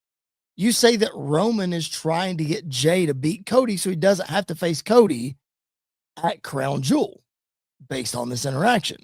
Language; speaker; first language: English; native; English